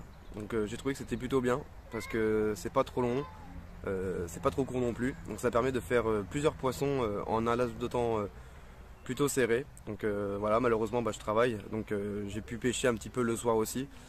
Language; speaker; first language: French; native; French